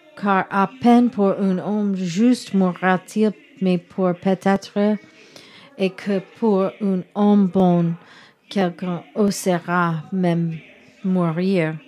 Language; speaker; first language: French; non-native, learner; English